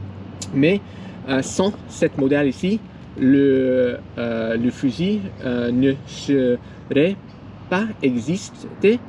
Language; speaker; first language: French; non-native, learner; English